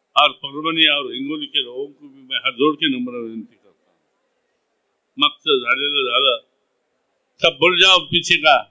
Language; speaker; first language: Hindi; non-native, local second language; Marathi